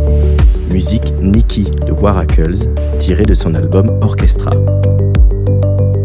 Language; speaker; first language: French; native; French